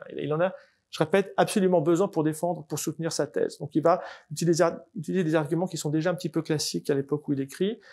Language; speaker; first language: French; native; French